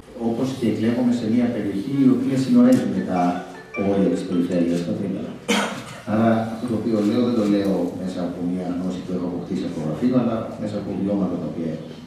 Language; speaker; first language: Greek; native; Greek